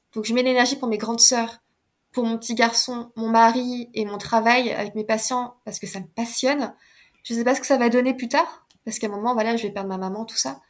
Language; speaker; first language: French; early bilingual, other home language; Khmer